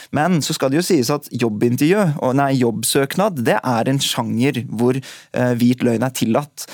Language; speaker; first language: Norwegian; early bilingual, other home language; Urdu